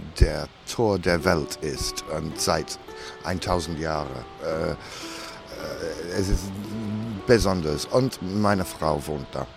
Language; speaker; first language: German; non-native, learner; English